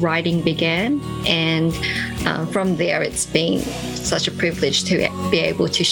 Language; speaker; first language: English; native; English